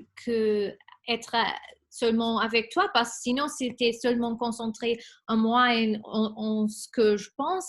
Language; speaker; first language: French; non-native, fluent; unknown